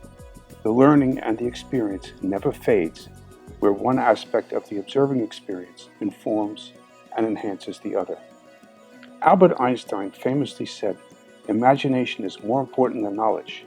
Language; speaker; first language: English; native; English